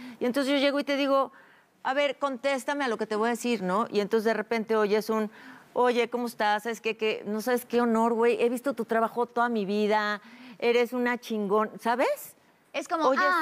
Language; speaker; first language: Spanish; native; Spanish